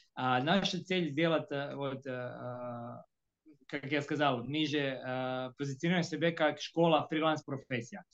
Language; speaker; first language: Russian; non-native, fluent; Croatian